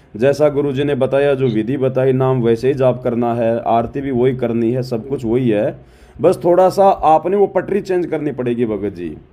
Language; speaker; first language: Hindi; native; Hindi